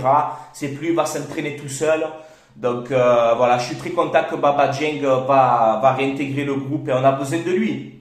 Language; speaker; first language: French; native; French